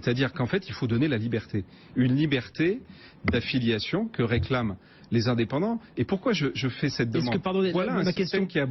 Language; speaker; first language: French; native; French